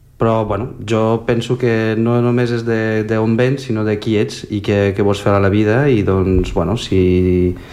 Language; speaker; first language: Catalan; non-native, fluent; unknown